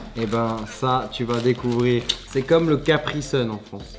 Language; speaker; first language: French; native; French